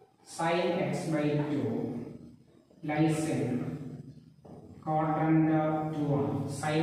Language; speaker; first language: English; non-native, local second language; Malayalam